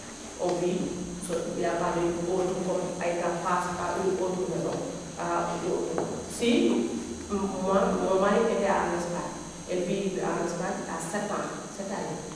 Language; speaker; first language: French; non-native, learner; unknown